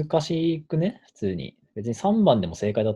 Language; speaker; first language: Japanese; native; Japanese